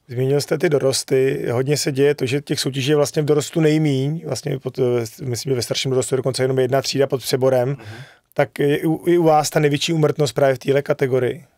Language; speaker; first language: Czech; native; Czech